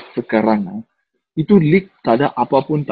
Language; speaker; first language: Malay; non-native, local second language; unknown